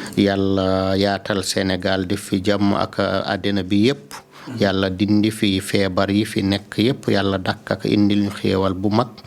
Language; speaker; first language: Wolof; non-native, local second language; Fula